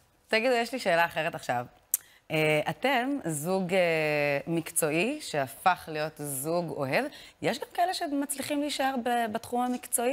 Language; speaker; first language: Hebrew; native; Hebrew